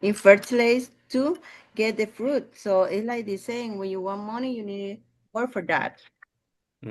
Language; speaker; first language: English; non-native, learner; Spanish